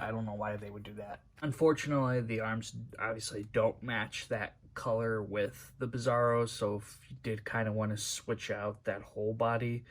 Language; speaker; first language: English; native; English